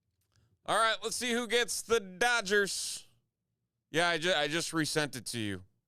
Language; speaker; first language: English; native; English